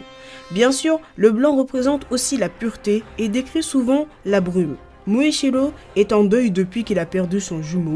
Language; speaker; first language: French; native; French